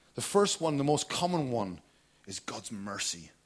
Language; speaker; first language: English; native; English